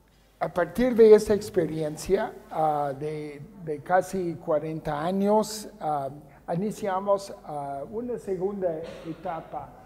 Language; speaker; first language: Spanish; non-native, fluent; English